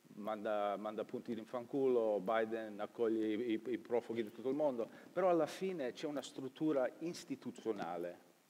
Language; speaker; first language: Italian; early bilingual, heritage; Italian